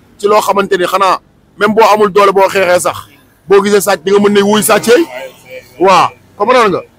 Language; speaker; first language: Wolof; native; Wolof